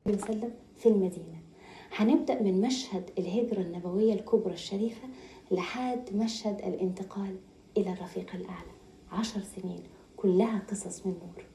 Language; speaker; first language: Arabic; native; Arabic